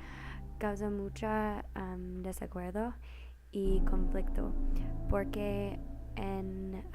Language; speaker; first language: Spanish; non-native, learner; English